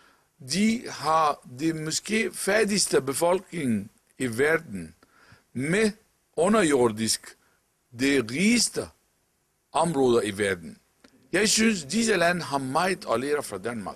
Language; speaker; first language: Danish; non-native, local second language; Arabic